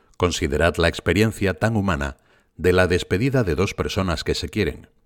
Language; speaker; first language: Spanish; native; Spanish